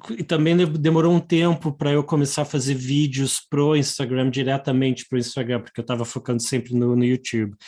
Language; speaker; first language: Portuguese; native; Portuguese